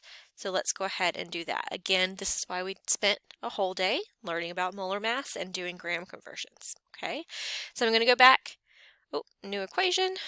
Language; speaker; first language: English; native; English